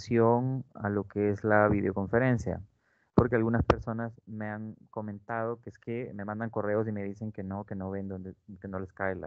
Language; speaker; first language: Spanish; native; Spanish